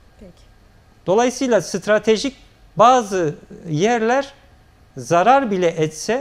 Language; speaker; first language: Turkish; native; Turkish